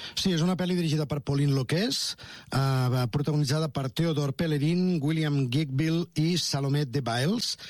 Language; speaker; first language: Catalan; native; Catalan